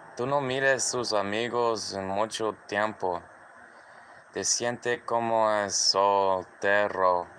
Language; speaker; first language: Spanish; non-native, learner; English